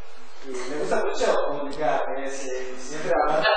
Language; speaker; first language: Spanish; non-native, learner; Korean